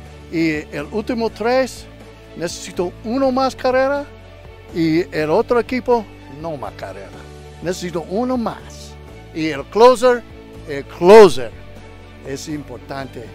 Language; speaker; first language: Spanish; non-native, learner; English